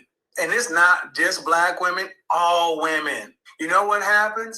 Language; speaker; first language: English; native; English